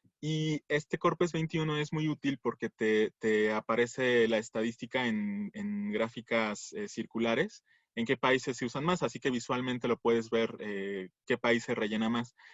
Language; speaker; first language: Spanish; native; Spanish